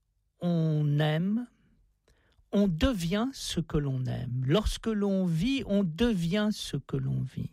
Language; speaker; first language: French; native; French